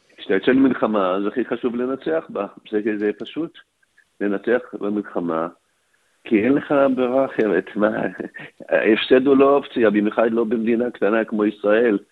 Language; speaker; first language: Hebrew; native; Hebrew